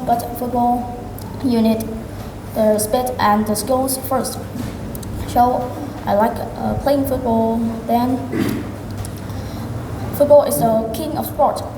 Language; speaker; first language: English; non-native, learner; Vietnamese